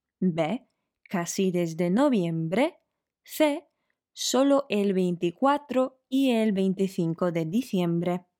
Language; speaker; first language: Spanish; non-native, fluent; Polish